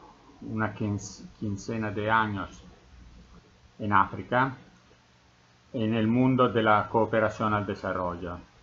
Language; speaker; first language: Spanish; non-native, fluent; Italian